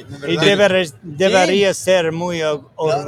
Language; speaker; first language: Spanish; non-native, learner; English